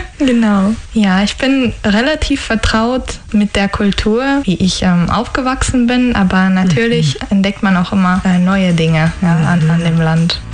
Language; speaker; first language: German; early bilingual, other home language; Russian